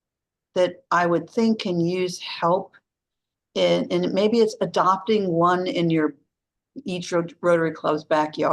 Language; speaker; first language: English; native; English